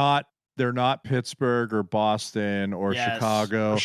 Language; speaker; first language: English; native; English